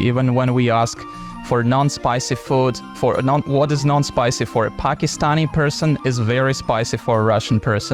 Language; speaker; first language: English; non-native, fluent; Russian